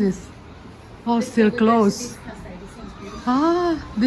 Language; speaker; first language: English; non-native, learner; Indonesian